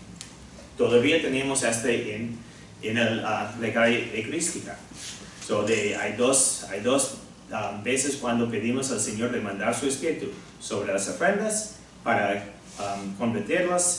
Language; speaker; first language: Spanish; non-native, fluent; English